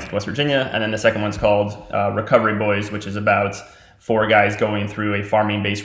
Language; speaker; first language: English; native; English